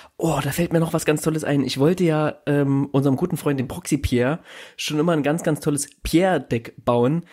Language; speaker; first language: German; native; German